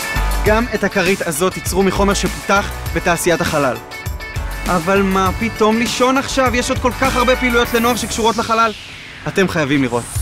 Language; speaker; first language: Hebrew; native; Hebrew